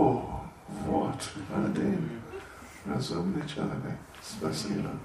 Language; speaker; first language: Russian; non-native, learner; English